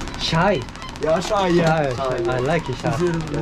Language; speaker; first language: English; non-native, learner; Korean